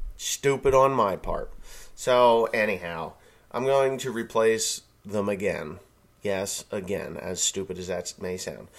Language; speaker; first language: English; native; English